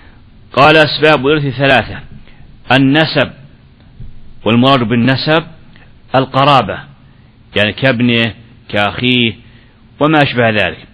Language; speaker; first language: Arabic; native; Arabic